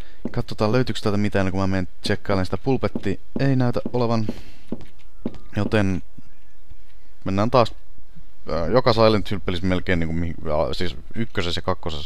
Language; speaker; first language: Finnish; native; Finnish